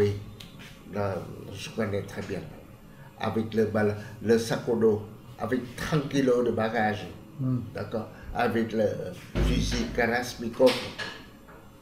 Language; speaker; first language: French; non-native, fluent; Vietnamese